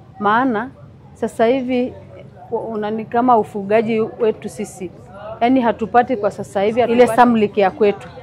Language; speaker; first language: Swahili; non-native, local second language; Masai